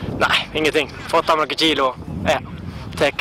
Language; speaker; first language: Norwegian; native; Norwegian